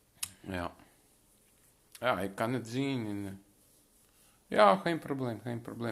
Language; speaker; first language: Dutch; non-native, local second language; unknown